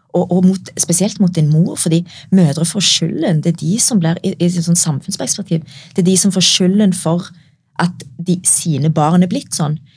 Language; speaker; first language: Norwegian; early bilingual, other home language; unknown